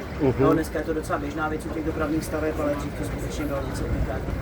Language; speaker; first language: Czech; native; Czech